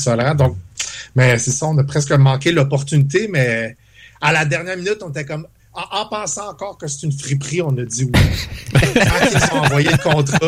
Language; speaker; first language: French; native; French